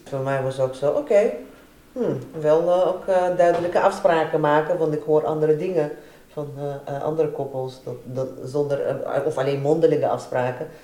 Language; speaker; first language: Dutch; non-native, fluent; Russian